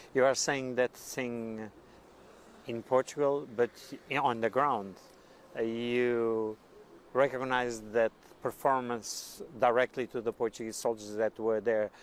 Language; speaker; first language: English; non-native, fluent; Portuguese